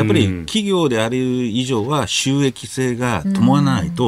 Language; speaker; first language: Japanese; native; Japanese